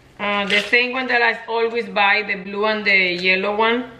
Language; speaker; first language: English; non-native, fluent; Spanish